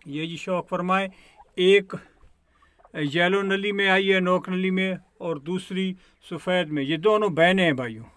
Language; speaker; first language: Urdu; non-native, local second language; Punjabi